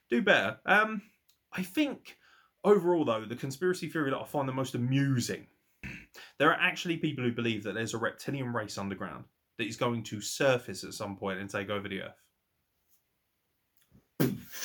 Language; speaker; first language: English; native; English